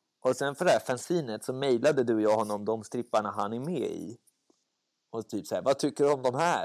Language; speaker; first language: Swedish; native; Swedish